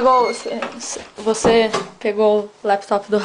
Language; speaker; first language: Portuguese; native; Portuguese